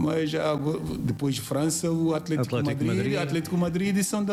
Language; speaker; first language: Portuguese; non-native, learner; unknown